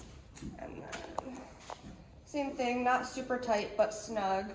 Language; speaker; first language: English; native; English